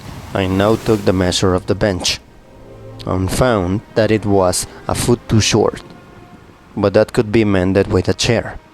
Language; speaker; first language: English; non-native, fluent; Spanish